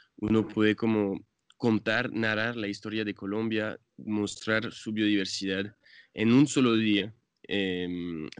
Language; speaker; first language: Spanish; non-native, fluent; French